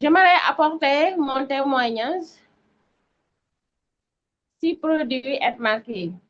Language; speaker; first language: French; non-native, local second language; Wolof